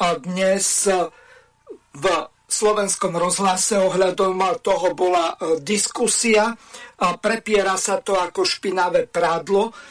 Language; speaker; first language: Slovak; native; Slovak